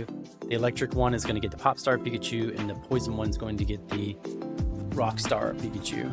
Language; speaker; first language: English; native; English